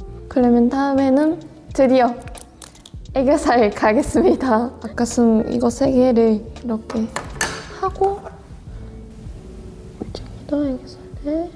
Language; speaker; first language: Korean; non-native, fluent; Japanese